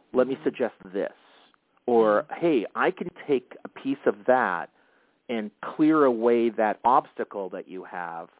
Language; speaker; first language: English; native; English